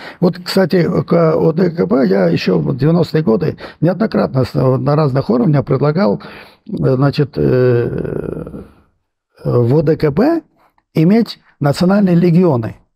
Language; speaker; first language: Russian; non-native, local second language; Armenian